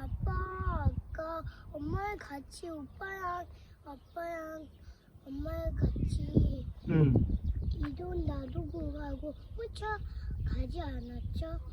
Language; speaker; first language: Korean; early bilingual, heritage; Korean